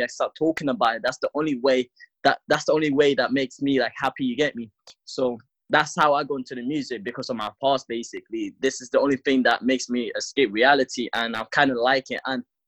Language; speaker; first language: English; native; English